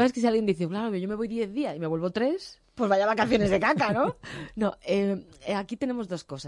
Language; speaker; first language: Spanish; native; Spanish